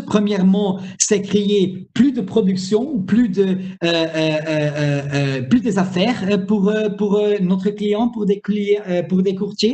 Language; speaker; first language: French; non-native, local second language; Dutch